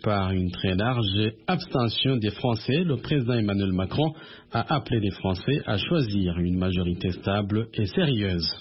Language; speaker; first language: French; non-native, local second language; Rundi